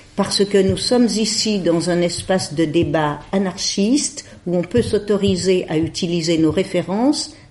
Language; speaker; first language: French; native; French